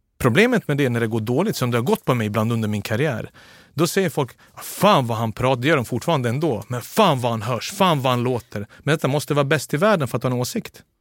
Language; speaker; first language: Swedish; early bilingual, other home language; Serbian